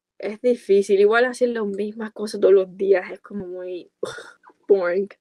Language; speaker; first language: Spanish; non-native, fluent; English